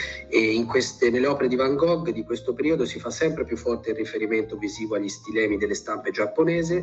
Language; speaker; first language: Italian; native; Italian